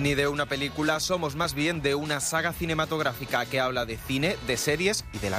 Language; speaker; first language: Spanish; native; Spanish